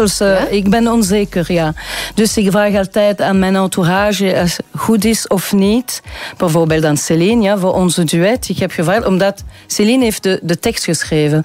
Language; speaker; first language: Dutch; non-native, local second language; French